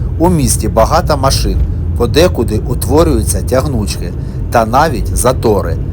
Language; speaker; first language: Ukrainian; non-native, local second language; Russian